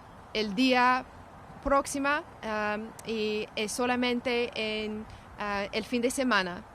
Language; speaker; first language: Spanish; non-native, learner; English